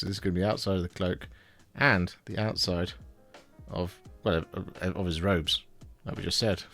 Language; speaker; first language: English; native; English